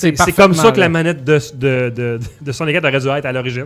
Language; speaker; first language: French; native; French